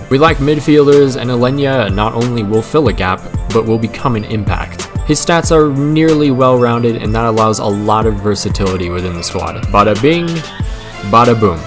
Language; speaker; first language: English; native; English